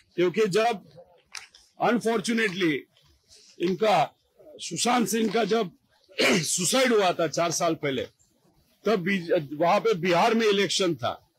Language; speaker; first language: Hindi; non-native, local second language; Marathi